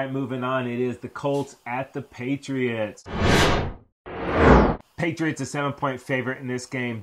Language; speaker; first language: English; native; English